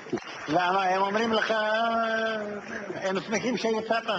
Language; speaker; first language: Hebrew; non-native, fluent; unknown